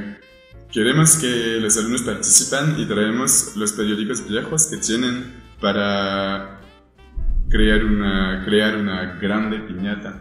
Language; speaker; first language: Spanish; non-native, fluent; French